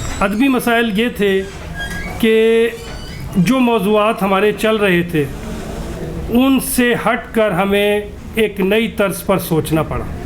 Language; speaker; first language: Urdu; native; Urdu